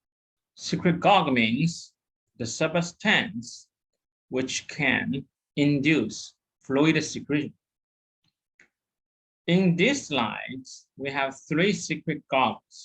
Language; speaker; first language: English; non-native, fluent; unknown